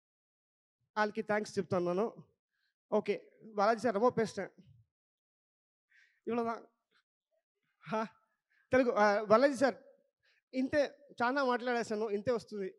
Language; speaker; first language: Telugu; non-native, local second language; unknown